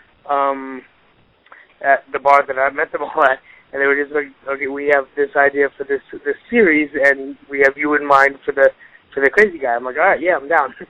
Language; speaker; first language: English; native; English